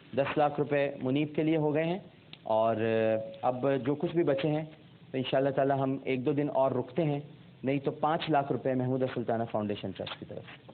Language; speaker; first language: Urdu; native; Urdu